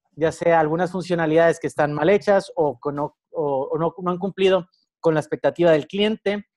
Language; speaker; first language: Spanish; native; Spanish